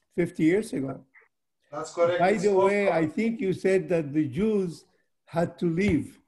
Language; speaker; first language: English; early bilingual, other home language; Arabic